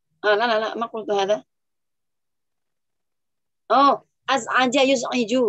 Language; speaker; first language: Arabic; non-native, fluent; Indonesian